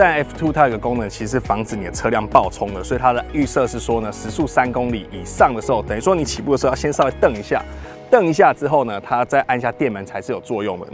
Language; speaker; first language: Chinese; native; Chinese